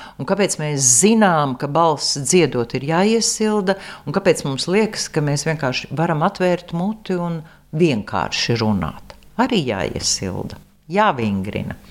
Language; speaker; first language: Latvian; native; Latvian